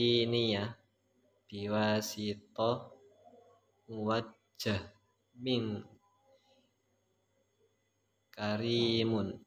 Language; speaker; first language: Arabic; non-native, learner; Indonesian